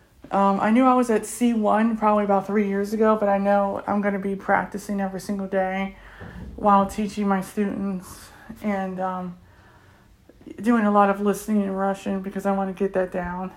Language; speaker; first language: English; native; English